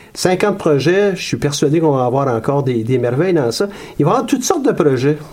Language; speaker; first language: French; native; French